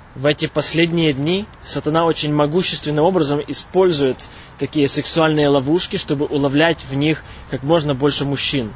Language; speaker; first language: Russian; native; Russian